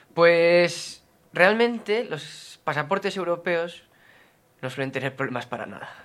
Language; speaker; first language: Spanish; native; Spanish